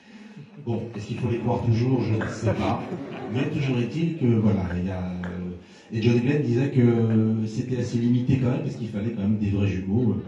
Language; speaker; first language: French; native; French